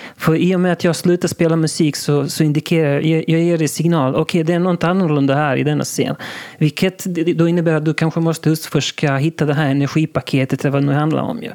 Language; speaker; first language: Swedish; non-native, local second language; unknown